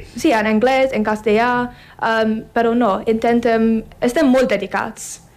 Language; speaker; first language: Catalan; non-native, learner; English